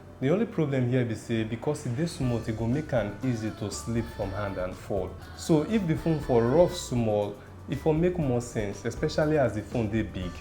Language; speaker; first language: Nigerian Pidgin; native; Nigerian Pidgin